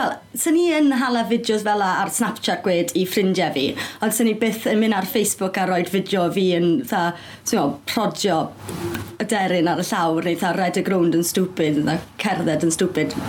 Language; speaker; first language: Welsh; native; Welsh